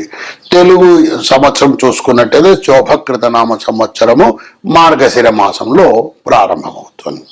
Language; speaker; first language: Telugu; native; Telugu